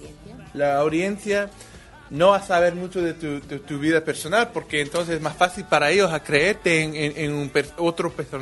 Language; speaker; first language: Spanish; non-native, learner; English